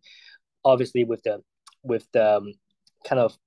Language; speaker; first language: English; non-native, local second language; Cantonese